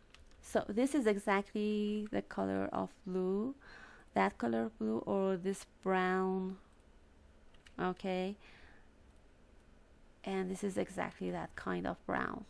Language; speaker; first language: English; non-native, fluent; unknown